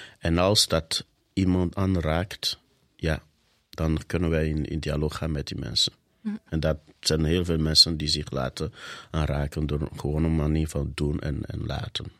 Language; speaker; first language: Dutch; non-native, fluent; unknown